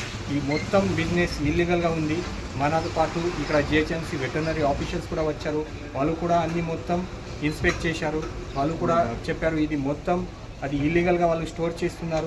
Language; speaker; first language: Telugu; non-native, local second language; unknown